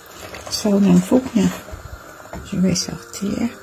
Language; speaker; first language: French; non-native, fluent; Vietnamese